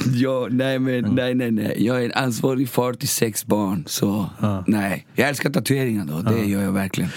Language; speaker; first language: Swedish; early bilingual, other home language; Spanish